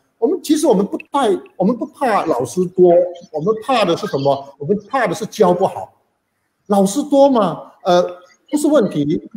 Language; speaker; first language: Chinese; native; Chinese